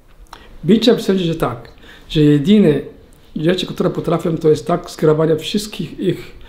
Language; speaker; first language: Polish; non-native, learner; Somali